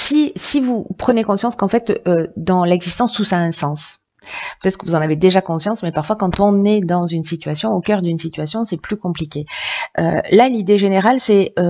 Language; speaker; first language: French; native; French